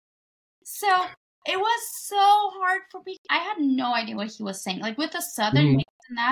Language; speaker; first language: English; non-native, fluent; Bulgarian